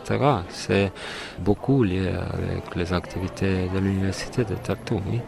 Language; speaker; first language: French; non-native, fluent; Estonian